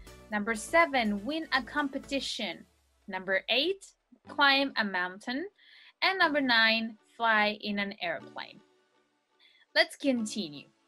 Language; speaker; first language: English; non-native, fluent; Spanish